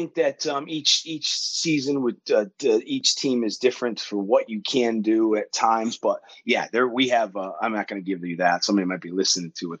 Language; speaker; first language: English; native; English